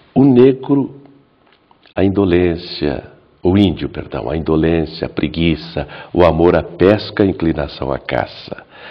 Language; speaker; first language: Portuguese; native; Portuguese